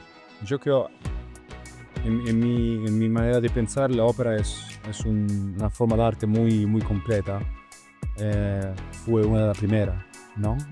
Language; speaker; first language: Spanish; non-native, learner; Italian